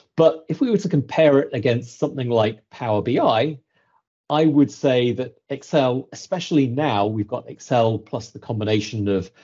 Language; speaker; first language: English; native; English